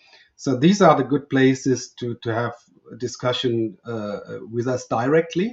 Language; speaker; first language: English; non-native, fluent; German